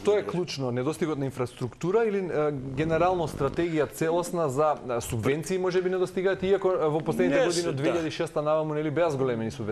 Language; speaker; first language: Macedonian; native; Macedonian